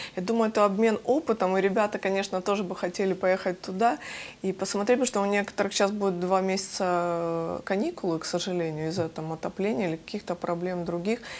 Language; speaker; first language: Russian; native; Russian